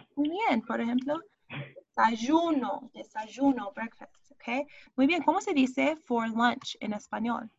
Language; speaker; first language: Spanish; non-native, fluent; English